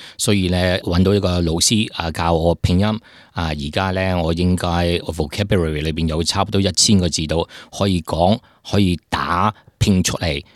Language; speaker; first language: Cantonese; early bilingual, heritage; Cantonese